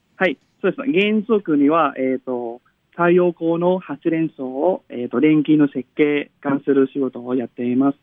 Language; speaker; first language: Japanese; non-native, fluent; Vietnamese